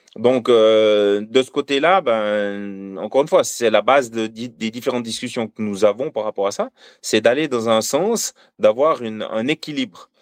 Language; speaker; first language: French; native; French